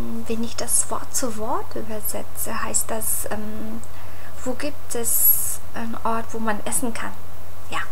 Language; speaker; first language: German; non-native, fluent; Mongolian